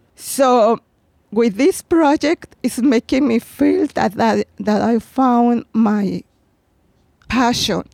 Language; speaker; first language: English; non-native, fluent; Spanish